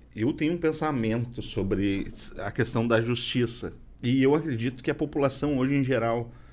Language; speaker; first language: Portuguese; native; Portuguese